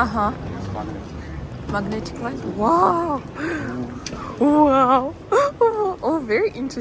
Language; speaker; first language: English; non-native, learner; Russian